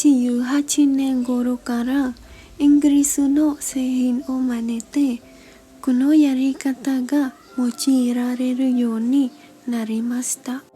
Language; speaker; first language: Japanese; non-native, learner; Khmer